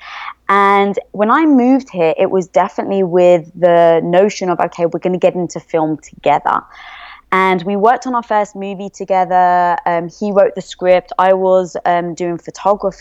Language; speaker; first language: English; native; English